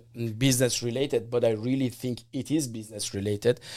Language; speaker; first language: English; non-native, fluent; Persian